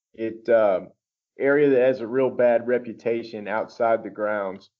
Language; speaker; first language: English; native; English